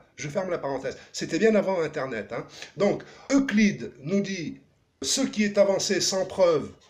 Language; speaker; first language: French; early bilingual, other home language; Arabic